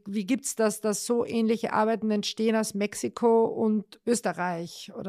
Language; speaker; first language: German; native; German